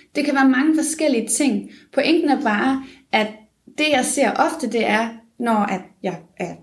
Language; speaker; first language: Danish; native; Danish